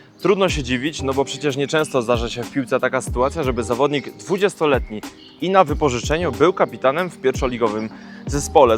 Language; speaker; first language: Polish; native; Polish